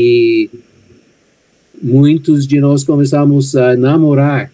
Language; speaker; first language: Portuguese; non-native, fluent; English